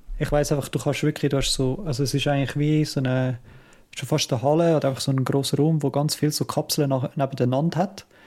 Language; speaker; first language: German; native; German